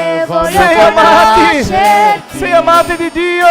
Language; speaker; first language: Italian; non-native, learner; Portuguese